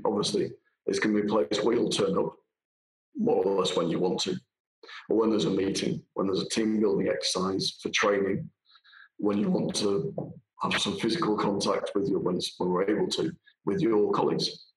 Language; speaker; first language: English; native; English